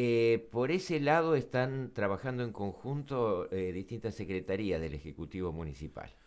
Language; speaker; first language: Spanish; native; Spanish